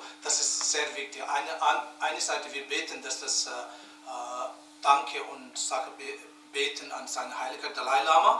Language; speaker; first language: German; non-native, learner; Tibetan